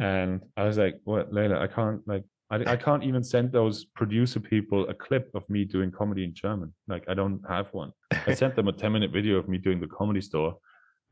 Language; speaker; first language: English; non-native, fluent; German